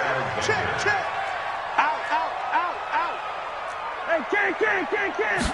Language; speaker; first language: English; native; English